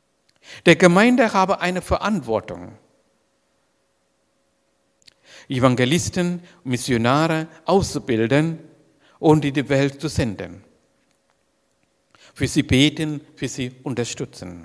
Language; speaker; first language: German; non-native, learner; Sinhala